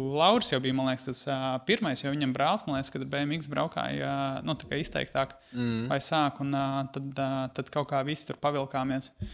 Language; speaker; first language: Latvian; native; Latvian